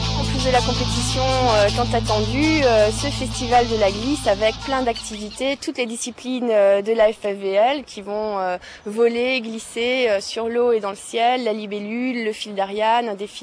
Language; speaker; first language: French; native; French